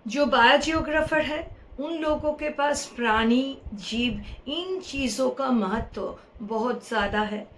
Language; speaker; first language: Hindi; non-native, local second language; Bangla